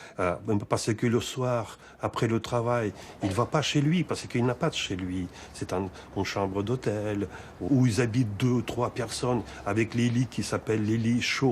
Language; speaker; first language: French; non-native, fluent; Russian